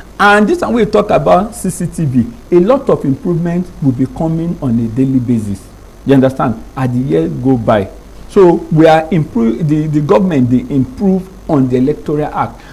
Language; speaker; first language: Nigerian Pidgin; non-native, local second language; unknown